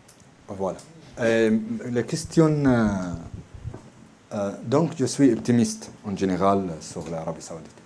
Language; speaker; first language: French; non-native, learner; Arabic